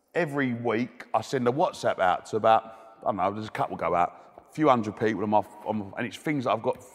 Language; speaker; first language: English; native; English